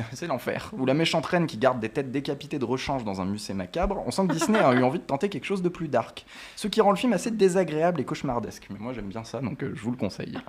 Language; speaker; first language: French; native; French